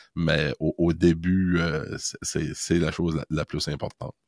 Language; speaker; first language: French; native; French